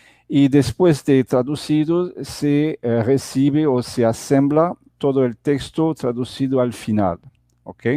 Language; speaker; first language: Spanish; non-native, fluent; Portuguese